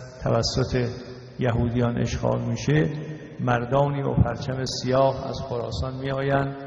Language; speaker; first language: Persian; native; Persian